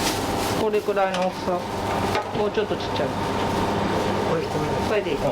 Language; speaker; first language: Japanese; native; Japanese